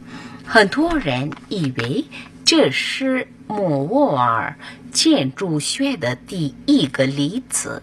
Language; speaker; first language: Chinese; non-native, learner; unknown